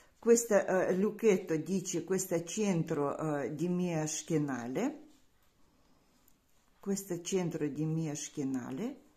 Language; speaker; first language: Italian; non-native, learner; Russian